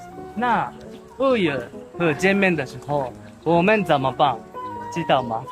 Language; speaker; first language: Chinese; non-native, learner; Japanese